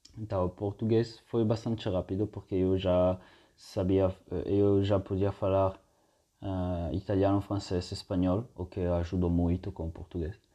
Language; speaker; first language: Portuguese; non-native, fluent; Italian